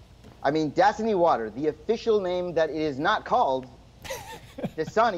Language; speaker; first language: English; native; English